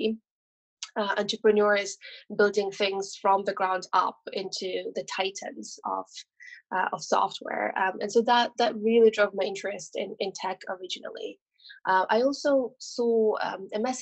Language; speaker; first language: English; non-native, fluent; French